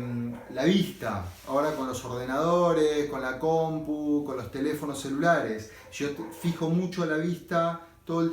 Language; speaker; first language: Spanish; native; Spanish